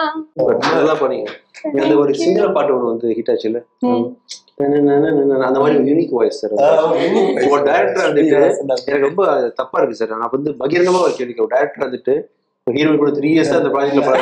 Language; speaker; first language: Tamil; native; Tamil